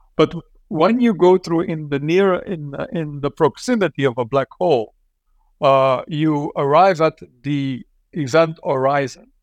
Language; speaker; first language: English; non-native, fluent; Dutch